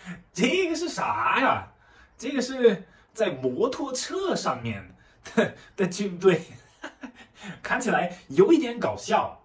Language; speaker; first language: Chinese; non-native, fluent; German